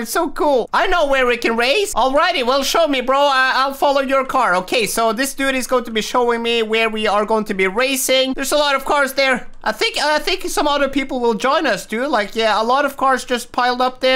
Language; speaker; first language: English; native; English